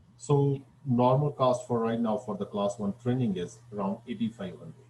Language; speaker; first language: English; non-native, fluent; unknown